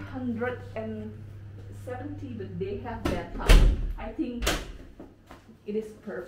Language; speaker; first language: English; non-native, learner; Indonesian